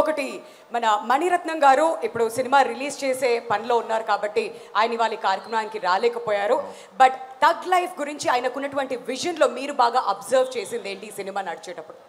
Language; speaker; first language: Telugu; native; Telugu